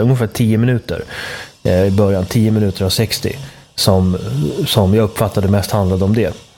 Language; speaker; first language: Swedish; native; Swedish